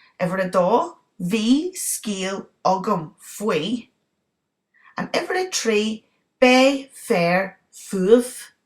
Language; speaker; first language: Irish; non-native, local second language; English